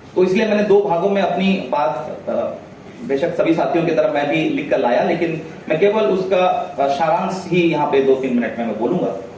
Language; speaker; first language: Hindi; non-native, local second language; Odia